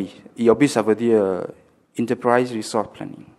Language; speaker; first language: French; non-native, fluent; Khmer